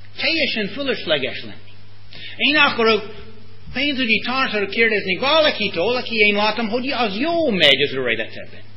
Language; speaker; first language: Hungarian; non-native, fluent; English